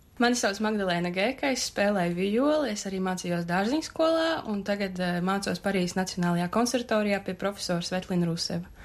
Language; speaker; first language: Latvian; native; Latvian